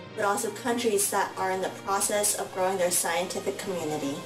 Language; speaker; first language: English; non-native, fluent; German